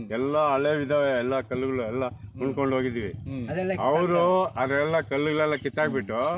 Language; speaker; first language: Kannada; native; Kannada